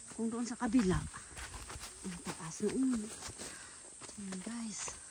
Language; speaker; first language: Filipino; non-native, local second language; Aklanon